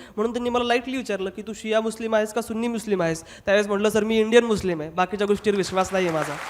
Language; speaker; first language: Marathi; non-native, local second language; Hindi